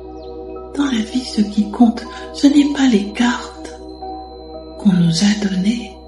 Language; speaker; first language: French; native; French